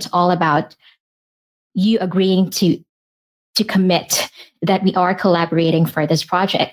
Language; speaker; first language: English; non-native, local second language; Filipino